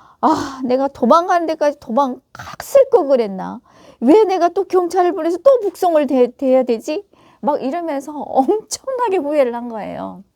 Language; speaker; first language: Korean; native; Korean